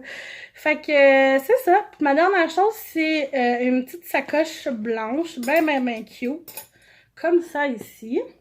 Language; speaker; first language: French; native; French